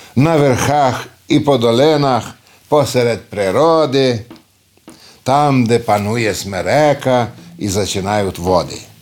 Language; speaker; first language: Ukrainian; early bilingual, heritage; Ukrainian